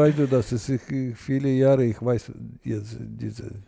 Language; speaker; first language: German; non-native, learner; Russian